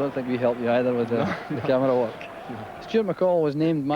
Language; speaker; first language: English; native; English